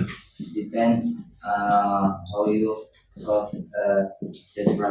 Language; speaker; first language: English; non-native, learner; Indonesian